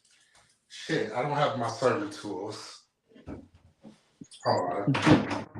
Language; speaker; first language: English; native; English